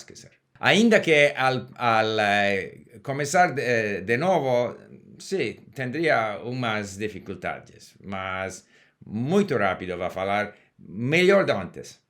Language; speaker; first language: Portuguese; non-native, learner; English